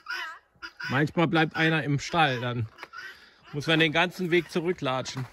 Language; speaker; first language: German; native; German